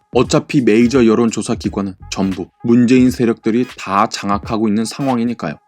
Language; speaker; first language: Korean; native; Korean